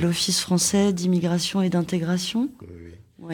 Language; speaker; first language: French; native; French